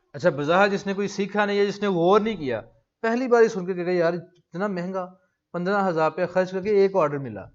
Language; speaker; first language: Urdu; non-native, local second language; Punjabi